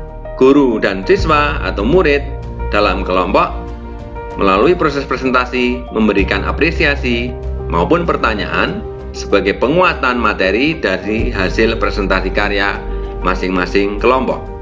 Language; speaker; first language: Indonesian; native; Indonesian